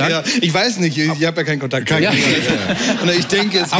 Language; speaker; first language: German; native; German